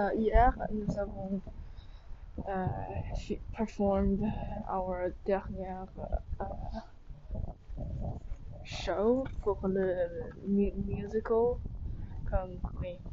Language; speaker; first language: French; non-native, learner; English